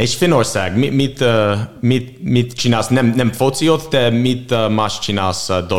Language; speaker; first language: Hungarian; non-native, learner; English